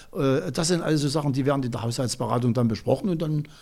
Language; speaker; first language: German; native; German